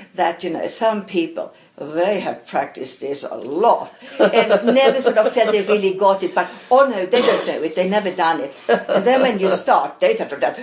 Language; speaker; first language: English; non-native, fluent; Swedish